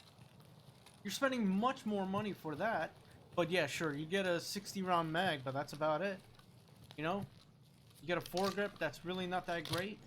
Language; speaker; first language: English; native; English